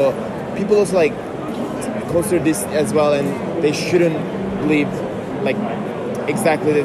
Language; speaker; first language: English; non-native, fluent; Turkish